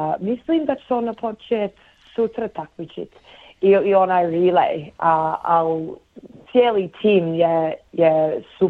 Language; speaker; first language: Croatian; early bilingual, heritage; Bosnian